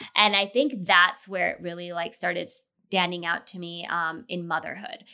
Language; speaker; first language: English; native; English